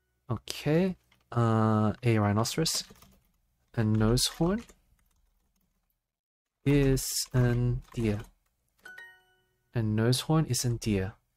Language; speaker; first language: English; native; English